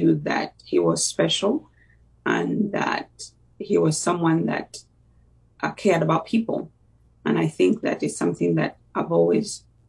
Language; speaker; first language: English; non-native, local second language; Ganda